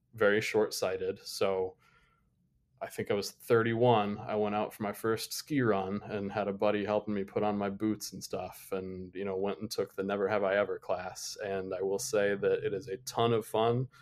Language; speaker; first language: English; native; English